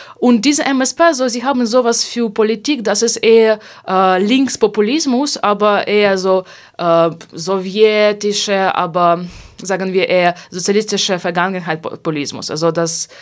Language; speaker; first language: German; non-native, fluent; Hungarian